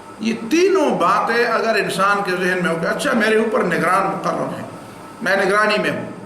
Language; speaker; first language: Urdu; non-native, local second language; Pashto